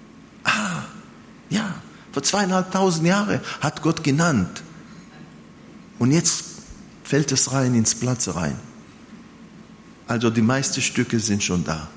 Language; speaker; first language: German; non-native, fluent; Hebrew